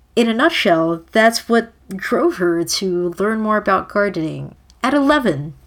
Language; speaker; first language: English; non-native, local second language; Filipino